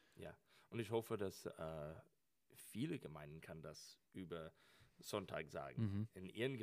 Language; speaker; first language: German; non-native, learner; English